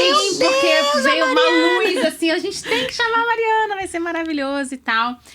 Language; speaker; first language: Portuguese; native; Portuguese